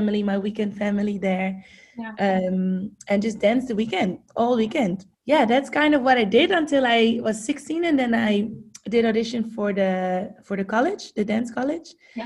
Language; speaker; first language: English; non-native, fluent; Dutch